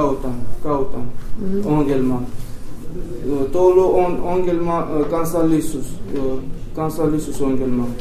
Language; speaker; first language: Finnish; non-native, learner; Armenian